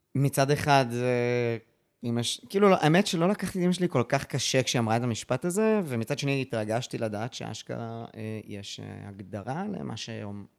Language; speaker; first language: Hebrew; early bilingual, other home language; English